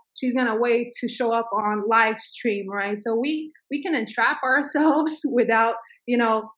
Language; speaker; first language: English; early bilingual, other home language; Swedish